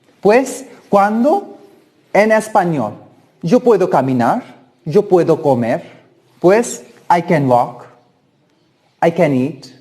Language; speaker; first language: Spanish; non-native, learner; Hindi